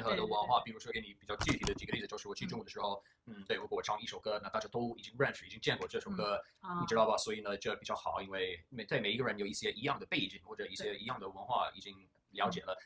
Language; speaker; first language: Chinese; early bilingual, heritage; English